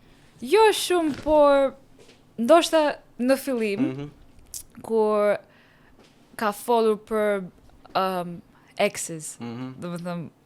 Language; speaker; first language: Albanian; non-native, learner; English